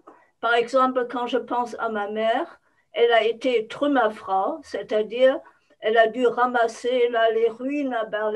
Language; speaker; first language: French; non-native, fluent; German